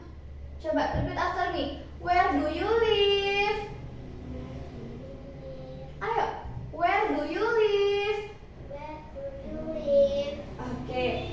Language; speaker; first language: English; non-native, fluent; Indonesian